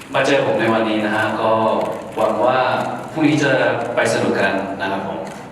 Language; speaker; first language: Thai; early bilingual, heritage; Thai